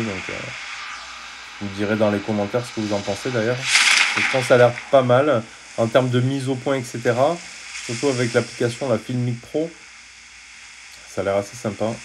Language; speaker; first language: French; native; French